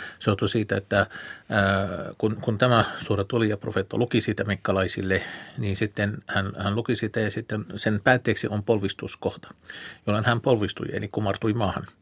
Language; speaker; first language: Finnish; non-native, fluent; Arabic